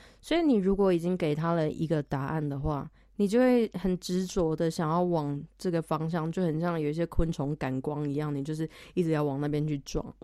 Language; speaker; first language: Chinese; native; Chinese